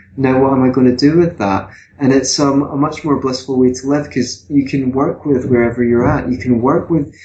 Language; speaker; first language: English; native; English